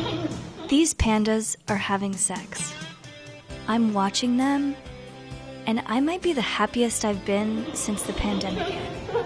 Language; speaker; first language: English; native; English